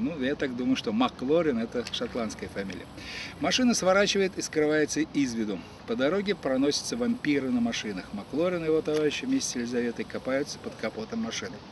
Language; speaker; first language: Russian; native; Russian